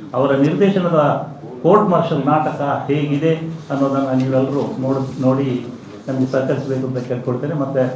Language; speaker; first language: Kannada; native; Kannada